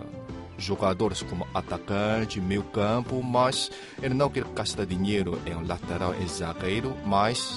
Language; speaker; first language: Portuguese; non-native, fluent; Chinese